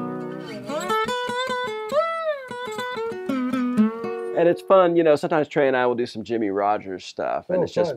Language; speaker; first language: English; native; English